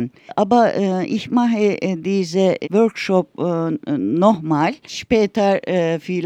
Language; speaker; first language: German; non-native, learner; Turkish